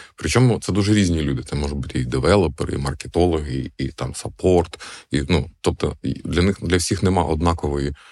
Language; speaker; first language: Ukrainian; non-native, local second language; Russian